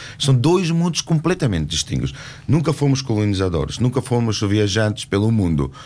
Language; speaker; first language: Portuguese; non-native, fluent; Georgian